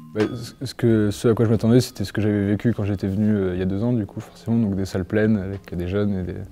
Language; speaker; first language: French; native; French